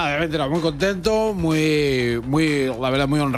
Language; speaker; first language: Spanish; native; Spanish